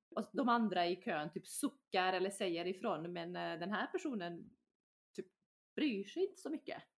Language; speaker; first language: Swedish; early bilingual, other home language; Bosnian